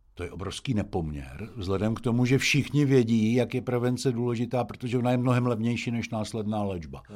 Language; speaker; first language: Czech; native; Czech